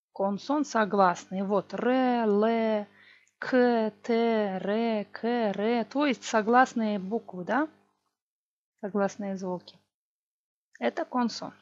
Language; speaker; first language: Russian; non-native, local second language; Gagauz